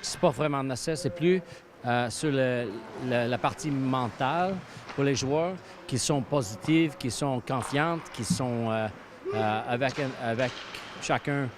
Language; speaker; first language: French; non-native, fluent; English